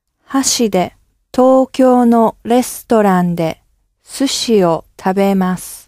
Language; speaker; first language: Japanese; non-native, learner; English